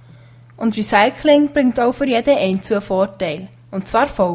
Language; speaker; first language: German; native; German